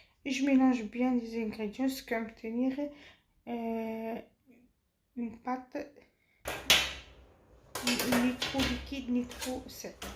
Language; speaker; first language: French; non-native, fluent; Arabic